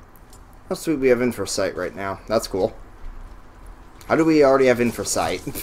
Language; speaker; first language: English; native; English